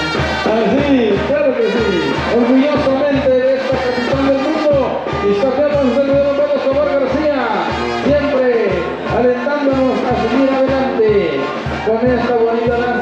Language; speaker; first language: Spanish; native; Spanish